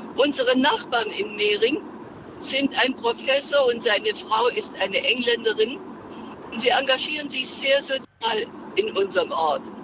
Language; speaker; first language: German; native; German